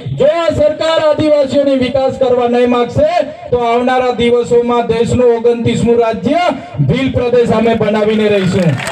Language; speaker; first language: Gujarati; non-native, local second language; Vasavi